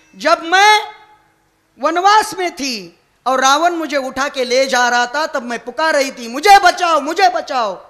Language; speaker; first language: Hindi; non-native, local second language; Marathi